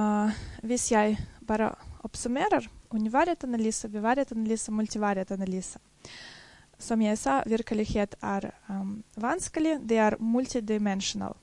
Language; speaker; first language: Swedish; non-native, fluent; Russian